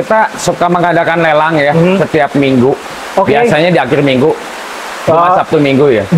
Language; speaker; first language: Indonesian; native; Indonesian